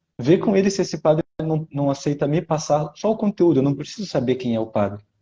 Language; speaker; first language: Portuguese; native; Portuguese